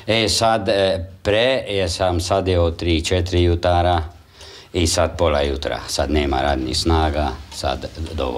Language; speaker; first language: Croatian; non-native, local second language; Hungarian